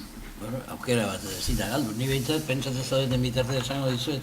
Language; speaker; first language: Basque; native; Basque